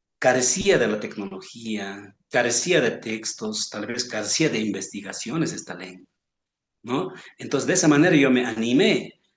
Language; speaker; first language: Spanish; non-native, local second language; Aymara